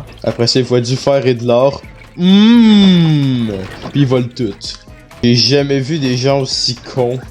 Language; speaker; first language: French; native; French